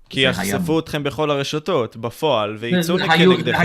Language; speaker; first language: Hebrew; native; Hebrew